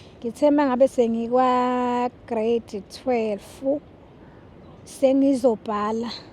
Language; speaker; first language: Zulu; native; Zulu